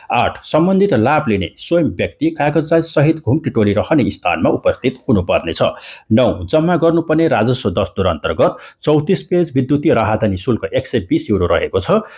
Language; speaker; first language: Nepali; native; Nepali